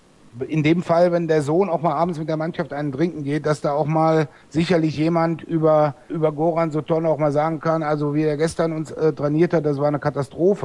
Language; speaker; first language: German; native; German